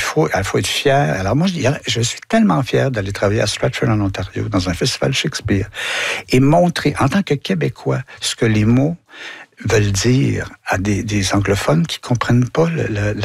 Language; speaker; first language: French; native; French